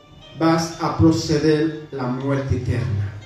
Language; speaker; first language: Spanish; non-native, fluent; Haitian Creole